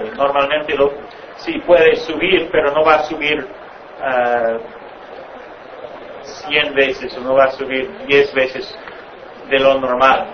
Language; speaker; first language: Spanish; non-native, fluent; English